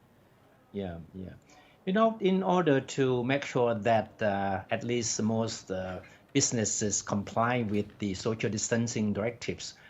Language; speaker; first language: English; non-native, fluent; Thai